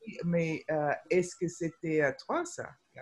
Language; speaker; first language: French; non-native, fluent; English